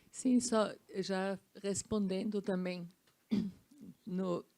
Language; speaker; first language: Portuguese; non-native, fluent; German